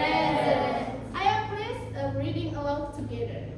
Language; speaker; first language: English; non-native, learner; Indonesian